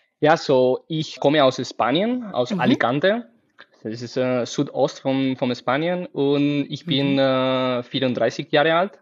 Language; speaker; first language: German; non-native, learner; Spanish